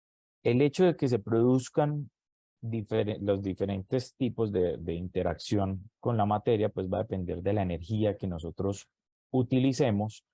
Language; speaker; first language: Spanish; native; Spanish